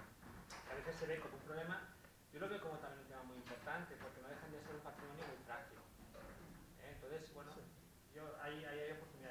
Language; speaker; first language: Spanish; native; Spanish